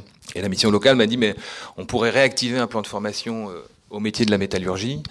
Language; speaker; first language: French; native; French